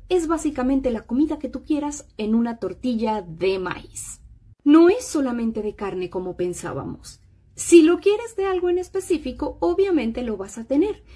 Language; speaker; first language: Spanish; native; Spanish